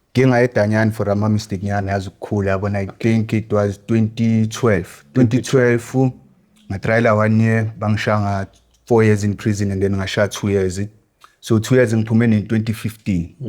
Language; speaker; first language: Zulu; native; Zulu